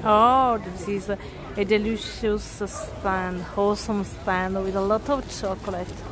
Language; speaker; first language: English; non-native, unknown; Italian